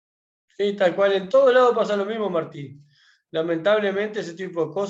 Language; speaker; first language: Spanish; native; Spanish